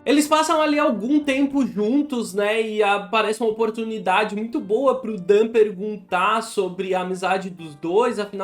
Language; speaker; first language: Portuguese; native; Portuguese